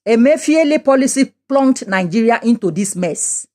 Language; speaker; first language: English; non-native, local second language; Yoruba